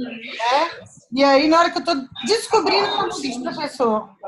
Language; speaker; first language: Portuguese; native; Portuguese